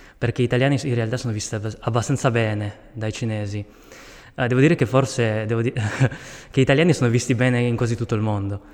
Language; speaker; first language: Italian; non-native, fluent; Chinese